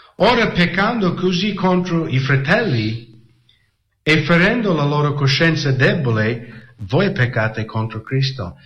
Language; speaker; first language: Italian; non-native, fluent; English